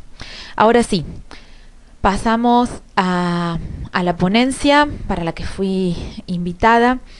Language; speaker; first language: Spanish; native; Spanish